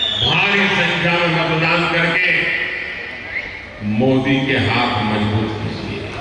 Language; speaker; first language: Hindi; non-native, local second language; Gujarati